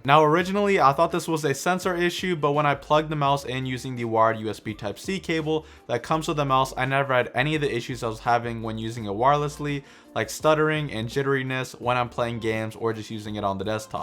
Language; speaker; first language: English; native; English